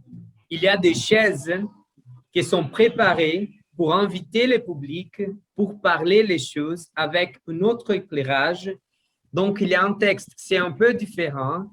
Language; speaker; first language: French; non-native, learner; Portuguese